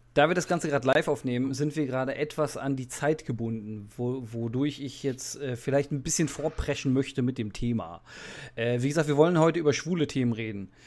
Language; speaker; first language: German; native; German